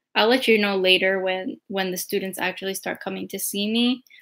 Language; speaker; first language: English; native; English